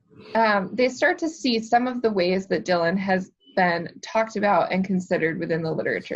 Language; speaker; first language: English; native; English